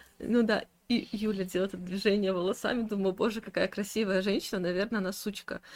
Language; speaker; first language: Russian; native; Russian